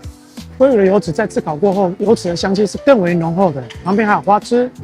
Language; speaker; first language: Chinese; native; Chinese